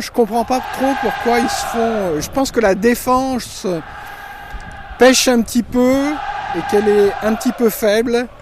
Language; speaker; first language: French; native; French